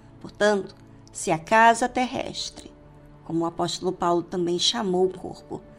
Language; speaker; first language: Portuguese; native; Portuguese